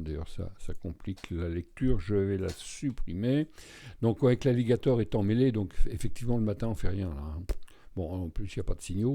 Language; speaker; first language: French; native; French